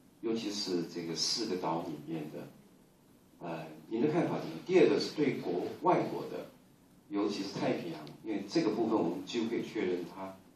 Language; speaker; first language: Chinese; native; Chinese